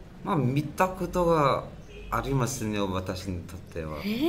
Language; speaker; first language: Japanese; non-native, learner; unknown